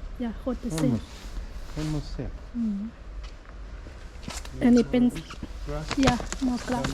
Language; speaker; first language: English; non-native, learner; Thai